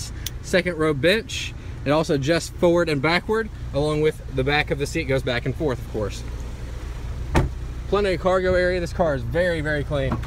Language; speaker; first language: English; native; English